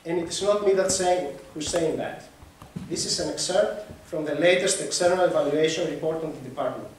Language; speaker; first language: English; non-native, fluent; Greek